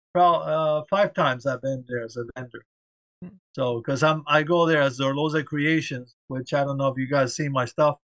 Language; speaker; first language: English; early bilingual, other home language; Spanish